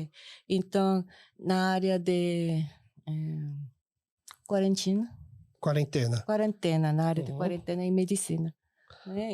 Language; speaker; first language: Portuguese; non-native, fluent; Korean